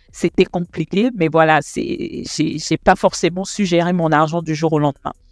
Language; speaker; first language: French; non-native, local second language; Lingala